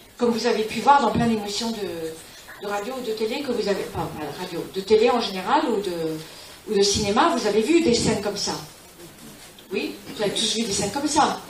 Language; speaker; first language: French; non-native, fluent; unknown